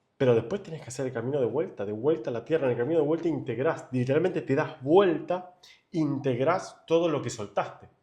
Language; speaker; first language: Spanish; native; Spanish